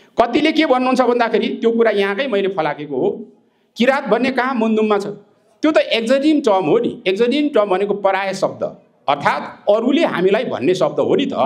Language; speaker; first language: Nepali; non-native, local second language; Limbu